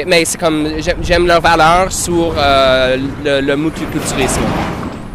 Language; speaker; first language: French; non-native, local second language; English